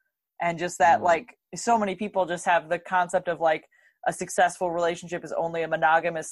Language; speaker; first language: English; native; English